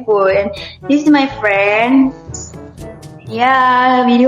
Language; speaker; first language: English; non-native, learner; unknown